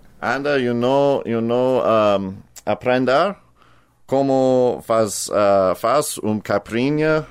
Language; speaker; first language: Portuguese; non-native, learner; English